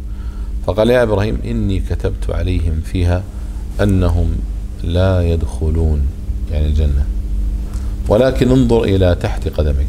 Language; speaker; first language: Arabic; native; Arabic